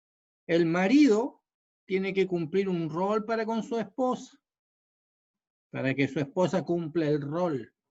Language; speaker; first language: Spanish; native; Spanish